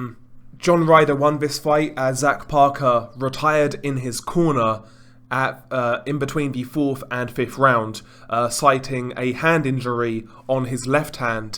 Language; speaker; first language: English; native; English